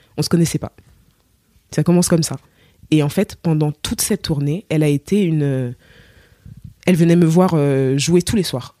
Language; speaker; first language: French; native; French